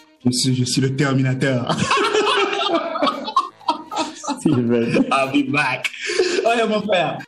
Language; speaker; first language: French; non-native, local second language; Ewe